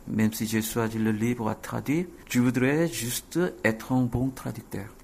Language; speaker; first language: French; non-native, fluent; Korean